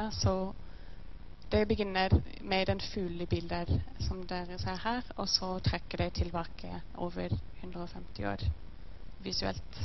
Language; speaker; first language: Norwegian; non-native, learner; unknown